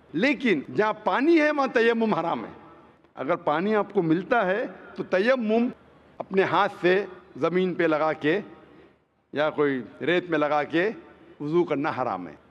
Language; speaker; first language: Hindi; non-native, local second language; Konkani